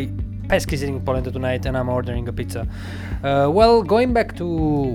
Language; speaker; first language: English; non-native, fluent; Italian